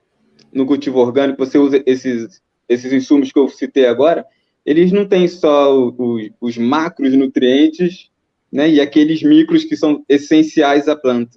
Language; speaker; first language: Portuguese; native; Portuguese